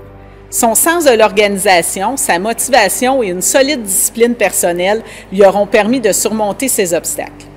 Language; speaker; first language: French; native; French